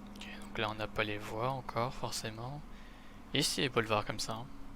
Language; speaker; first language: French; native; French